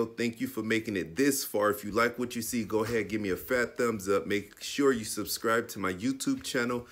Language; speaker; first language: English; native; English